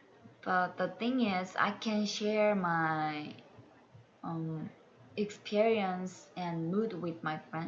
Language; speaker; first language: English; non-native, learner; Korean